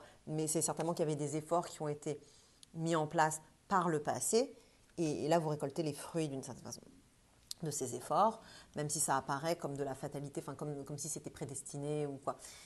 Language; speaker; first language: French; native; French